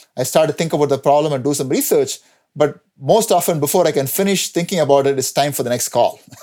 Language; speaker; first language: English; non-native, local second language; Tamil